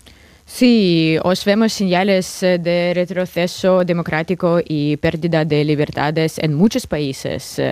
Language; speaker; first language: Spanish; non-native, fluent; Russian